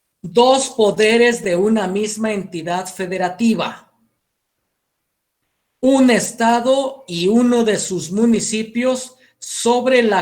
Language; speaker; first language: Spanish; native; Spanish